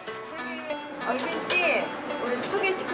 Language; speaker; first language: Korean; native; Korean